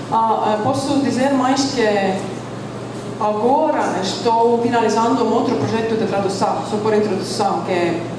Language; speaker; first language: Portuguese; non-native, fluent; Estonian